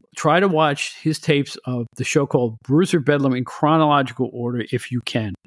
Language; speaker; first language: English; native; English